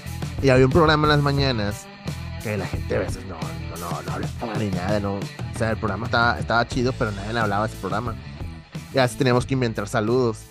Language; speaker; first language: Spanish; native; Spanish